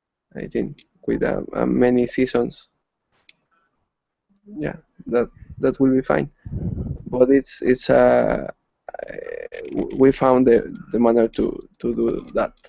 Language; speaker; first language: English; non-native, learner; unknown